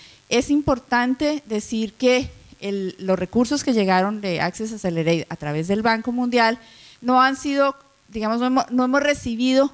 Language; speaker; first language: Spanish; native; Spanish